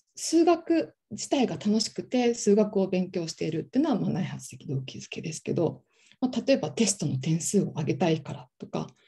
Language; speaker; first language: Japanese; native; Japanese